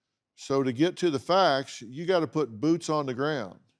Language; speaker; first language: English; native; English